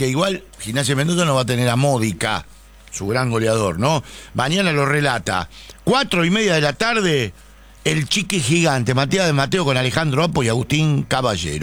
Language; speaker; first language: Spanish; native; Spanish